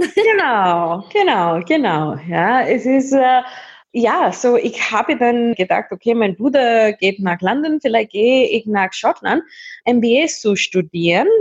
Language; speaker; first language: German; non-native, fluent; Hindi